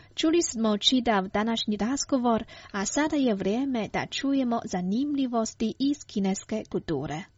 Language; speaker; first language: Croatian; non-native, fluent; Chinese